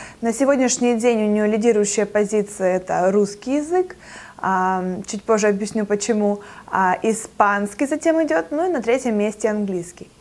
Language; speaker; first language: Russian; native; Russian